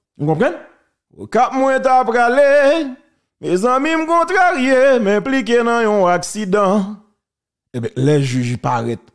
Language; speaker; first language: French; non-native, local second language; Haitian Creole